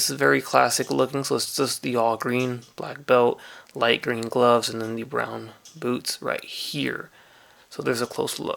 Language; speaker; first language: English; native; English